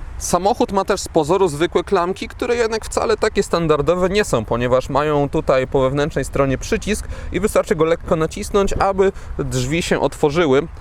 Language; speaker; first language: Polish; native; Polish